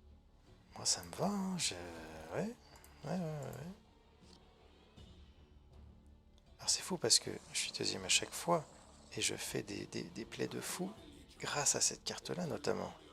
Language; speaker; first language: French; native; French